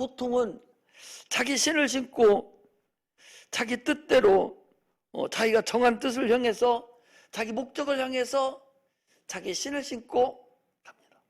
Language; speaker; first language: Korean; native; Korean